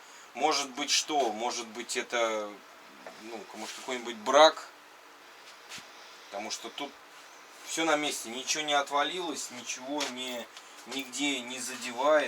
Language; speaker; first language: Russian; native; Russian